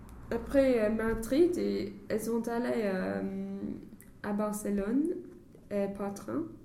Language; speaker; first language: French; non-native, fluent; English